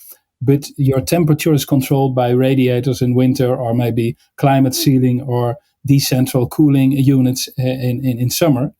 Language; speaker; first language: English; non-native, fluent; Dutch